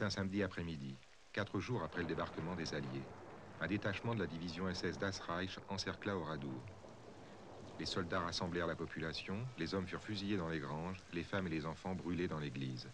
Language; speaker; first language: French; native; French